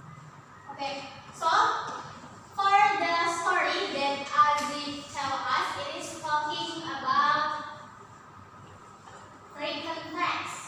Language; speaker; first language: English; non-native, learner; Indonesian